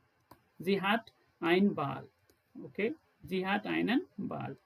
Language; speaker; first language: German; non-native, fluent; Hindi